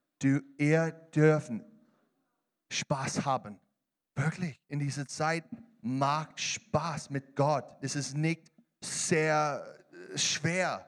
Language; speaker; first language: German; non-native, learner; English